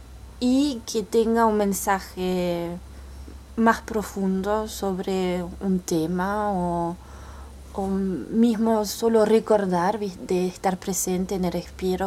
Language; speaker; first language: Spanish; early bilingual, heritage; French